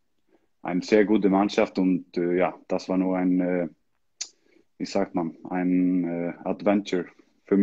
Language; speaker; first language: German; non-native, learner; Icelandic